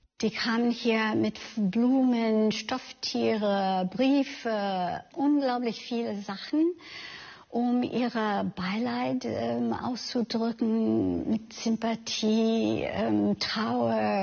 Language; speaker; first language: German; non-native, fluent; English